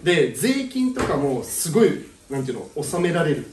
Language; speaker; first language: Japanese; early bilingual, heritage; Japanese